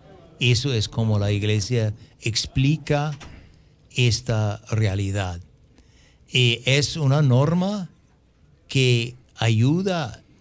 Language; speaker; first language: Spanish; non-native, fluent; English